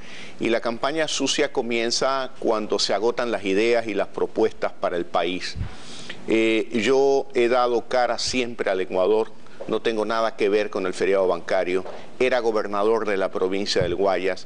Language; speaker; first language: Spanish; native; Spanish